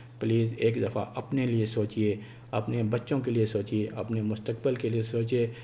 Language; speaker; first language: Urdu; non-native, local second language; Punjabi